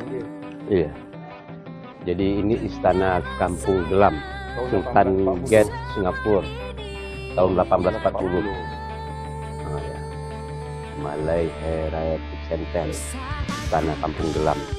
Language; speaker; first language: Indonesian; non-native, local second language; Minangkabau